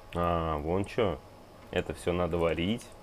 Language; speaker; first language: Russian; native; Russian